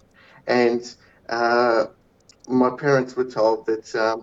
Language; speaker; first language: English; native; English